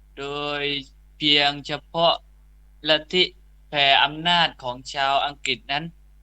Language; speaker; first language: Thai; non-native, local second language; Pattani Malay